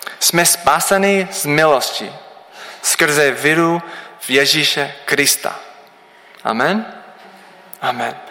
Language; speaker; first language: Czech; non-native, learner; English